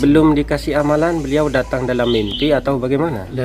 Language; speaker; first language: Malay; non-native, local second language; Javanese